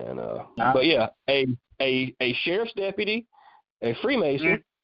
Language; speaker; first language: English; native; English